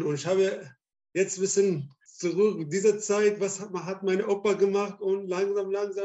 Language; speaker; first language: German; non-native, learner; Arabic